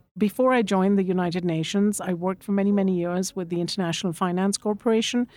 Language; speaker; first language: English; non-native, local second language; Bangla